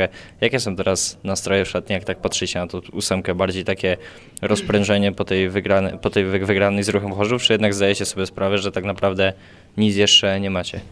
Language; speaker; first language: Polish; native; Polish